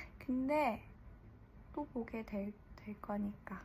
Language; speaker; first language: Korean; early bilingual, heritage; English